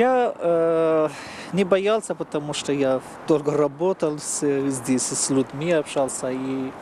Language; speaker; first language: Russian; non-native, fluent; Persian